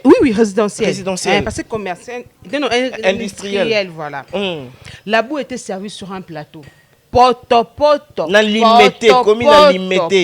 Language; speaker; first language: French; non-native, local second language; Lingala